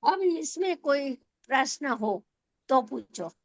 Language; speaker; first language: Hindi; non-native, local second language; Gujarati